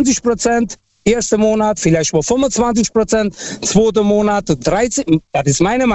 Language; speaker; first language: German; early bilingual, other home language; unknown